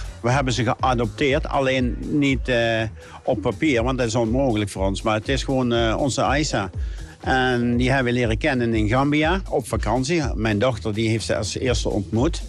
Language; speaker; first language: Dutch; native; Dutch